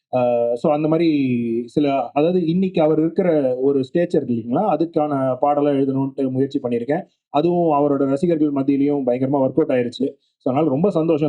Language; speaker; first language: Tamil; native; Tamil